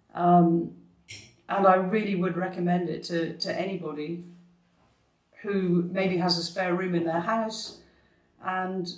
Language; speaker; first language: English; native; English